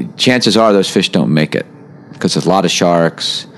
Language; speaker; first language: English; native; English